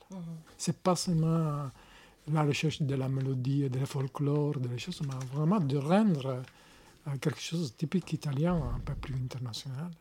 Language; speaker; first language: French; non-native, learner; Italian